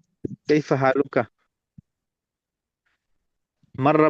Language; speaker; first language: Arabic; non-native, learner; Urdu